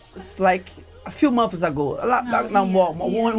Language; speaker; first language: English; non-native, fluent; Portuguese